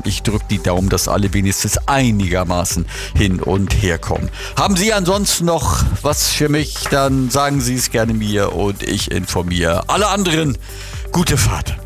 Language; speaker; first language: German; native; German